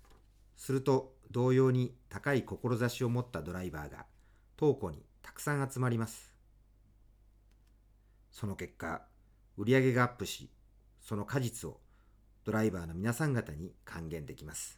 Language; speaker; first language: Japanese; native; Japanese